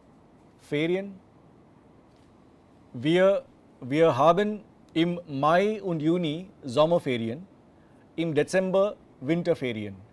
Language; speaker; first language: German; non-native, fluent; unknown